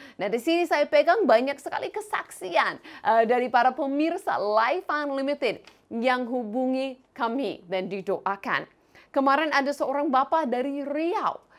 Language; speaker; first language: Indonesian; non-native, fluent; English